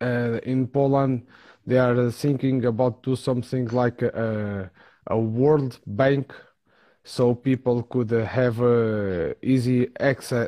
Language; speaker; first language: English; non-native, fluent; Portuguese